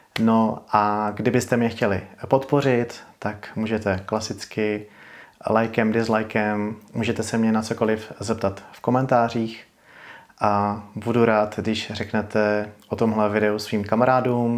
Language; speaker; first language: Czech; native; Czech